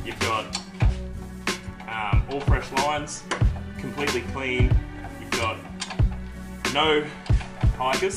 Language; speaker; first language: English; native; English